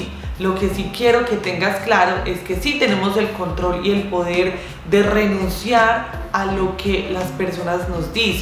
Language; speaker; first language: Spanish; native; Spanish